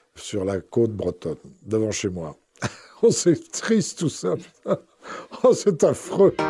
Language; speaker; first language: French; native; French